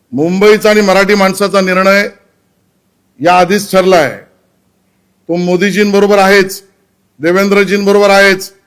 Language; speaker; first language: Marathi; native; Marathi